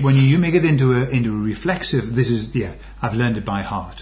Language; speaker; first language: English; native; English